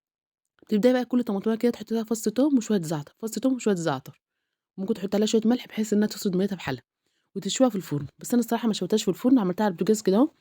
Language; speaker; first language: Arabic; native; Arabic